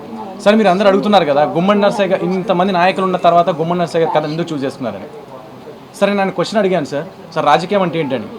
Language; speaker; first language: Telugu; native; Telugu